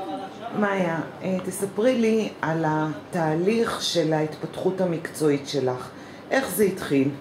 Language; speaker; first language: Hebrew; native; Hebrew